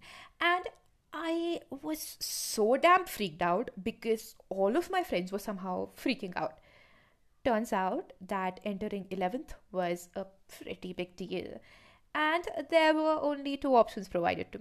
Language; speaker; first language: English; non-native, local second language; Hindi